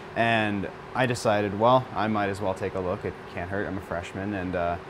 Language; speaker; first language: English; native; English